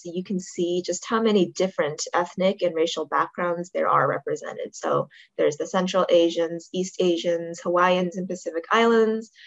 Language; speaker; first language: English; native; English